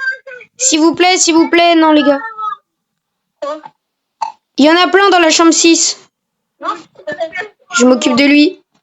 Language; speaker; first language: French; native; French